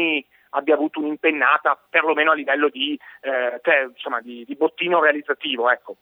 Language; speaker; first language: Italian; native; Italian